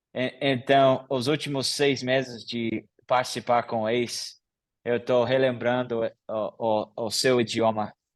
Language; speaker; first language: Portuguese; non-native, learner; English